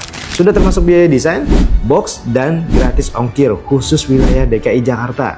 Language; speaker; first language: Indonesian; native; Indonesian